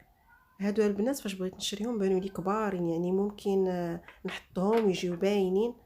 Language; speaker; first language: Arabic; native; Arabic